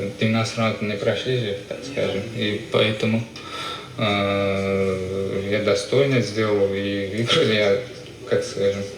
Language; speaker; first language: Russian; non-native, local second language; Uzbek